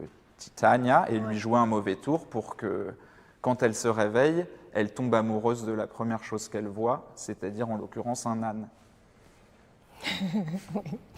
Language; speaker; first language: French; native; French